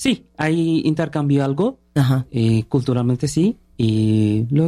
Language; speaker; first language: Spanish; non-native, learner; Bangla